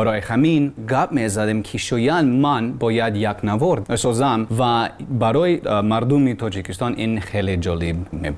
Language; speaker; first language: Tajik; non-native, learner; English